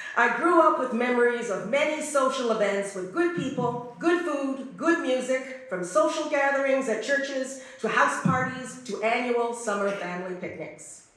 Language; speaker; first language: English; native; English